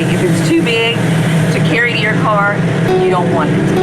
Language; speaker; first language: English; native; English